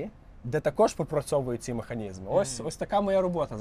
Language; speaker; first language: Ukrainian; native; Ukrainian